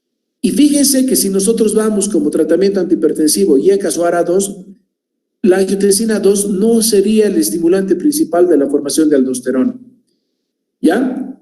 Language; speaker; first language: Spanish; native; Spanish